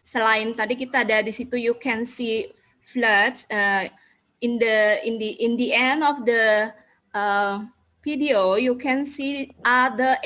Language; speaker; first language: English; non-native, learner; Indonesian